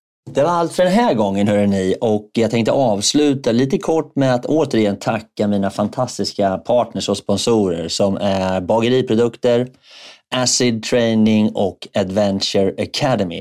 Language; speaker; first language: Swedish; native; Swedish